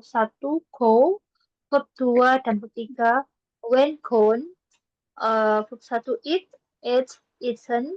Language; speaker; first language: English; non-native, learner; Indonesian